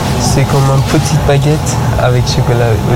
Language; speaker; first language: French; non-native, learner; Persian